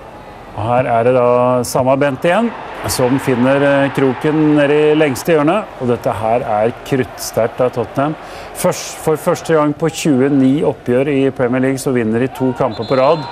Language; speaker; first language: Norwegian; native; Norwegian